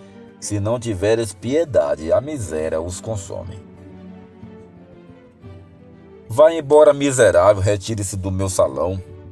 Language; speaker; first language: Portuguese; native; Portuguese